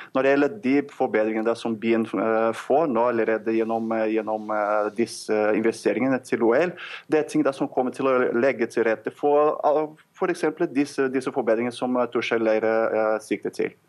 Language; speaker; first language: Norwegian; non-native, fluent; Portuguese